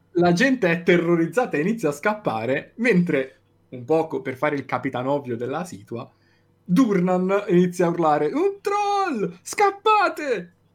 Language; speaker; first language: Italian; native; Italian